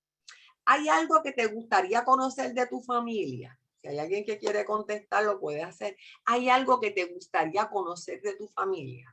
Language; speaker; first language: Spanish; native; Spanish